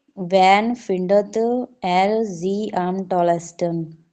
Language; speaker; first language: German; non-native, learner; Hindi